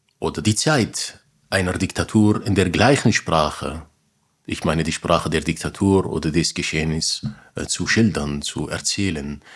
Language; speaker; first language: German; non-native, fluent; Arabic